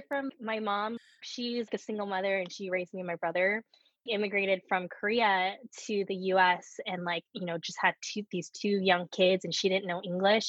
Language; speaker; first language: English; early bilingual, other home language; Korean